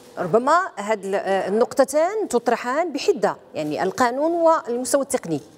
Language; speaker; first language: Arabic; native; Arabic